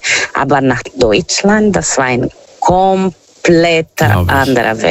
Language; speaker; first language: German; non-native, learner; Portuguese